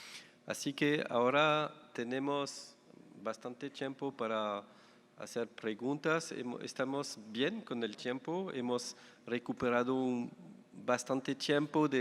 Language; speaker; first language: Spanish; non-native, fluent; French